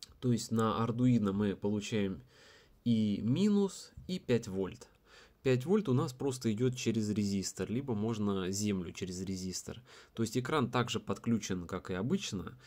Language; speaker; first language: Russian; native; Russian